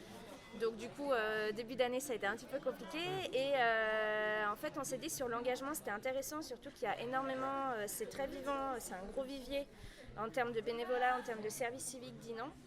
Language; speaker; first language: French; native; French